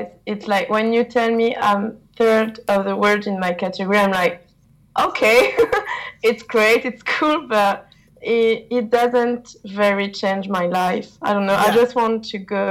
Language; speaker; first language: English; non-native, learner; French